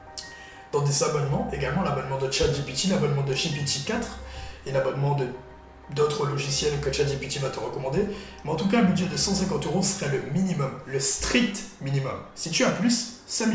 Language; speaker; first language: French; native; French